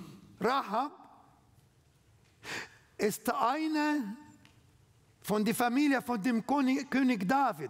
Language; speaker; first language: German; non-native, learner; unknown